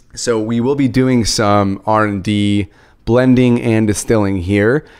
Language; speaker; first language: English; native; English